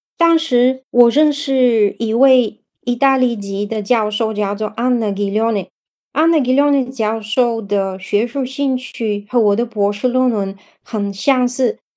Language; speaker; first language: Chinese; non-native, fluent; Bulgarian